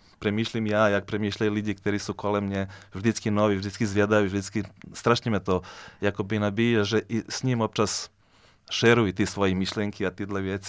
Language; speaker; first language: Czech; non-native, fluent; Serbian